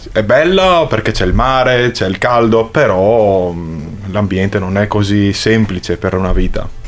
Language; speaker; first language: Italian; native; Italian